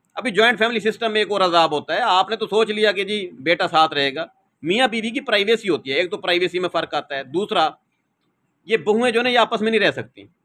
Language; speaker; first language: Urdu; non-native, local second language; Saraiki